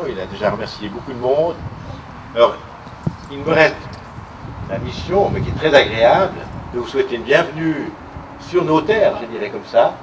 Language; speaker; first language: French; native; French